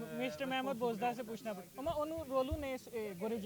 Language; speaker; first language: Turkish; non-native, learner; Urdu